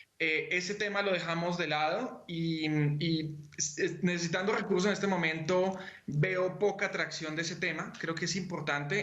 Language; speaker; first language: Spanish; native; Spanish